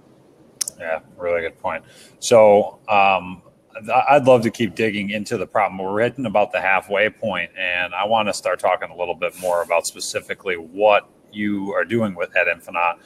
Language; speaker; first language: English; native; English